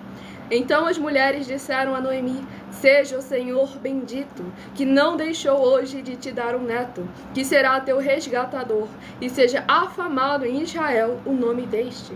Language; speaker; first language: Portuguese; native; Portuguese